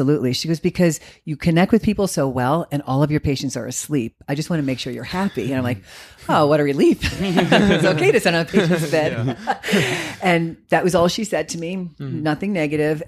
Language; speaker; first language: English; native; English